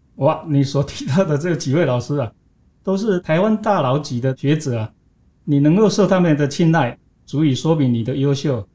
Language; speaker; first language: Chinese; native; Chinese